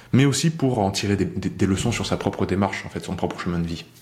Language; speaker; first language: French; native; French